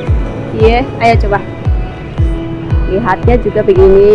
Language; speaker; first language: Indonesian; non-native, learner; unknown